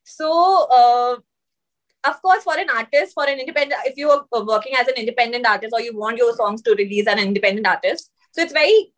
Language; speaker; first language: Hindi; native; Hindi